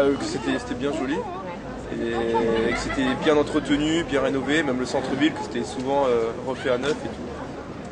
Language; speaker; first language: French; native; French